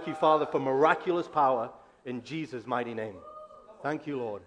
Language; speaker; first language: English; native; English